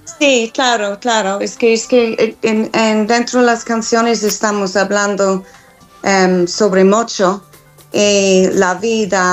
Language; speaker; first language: Spanish; non-native, fluent; English